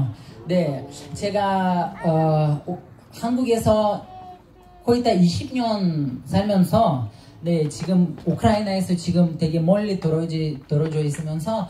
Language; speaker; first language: Korean; non-native, fluent; Ukrainian